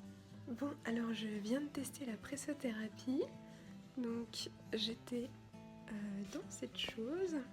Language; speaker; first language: French; native; French